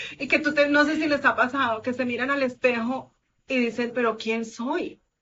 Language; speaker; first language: Spanish; native; Spanish